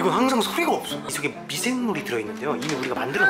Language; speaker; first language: Korean; native; Korean